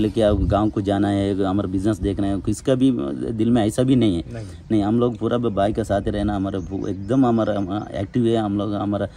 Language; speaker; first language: Hindi; non-native, local second language; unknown